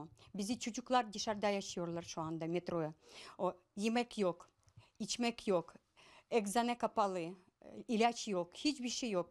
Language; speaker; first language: Turkish; non-native, learner; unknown